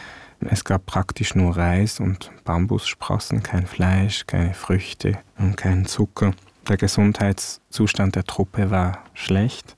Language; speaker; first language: German; early bilingual, other home language; Vietnamese